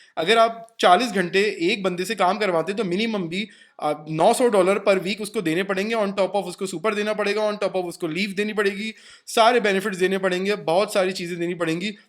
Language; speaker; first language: Urdu; native; Urdu